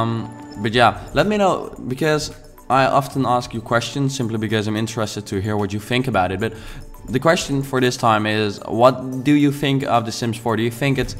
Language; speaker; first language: English; non-native, fluent; Dutch